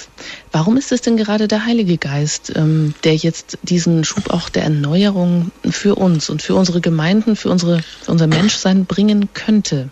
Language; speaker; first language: German; native; German